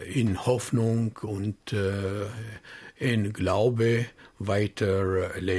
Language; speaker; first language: German; non-native, fluent; Arabic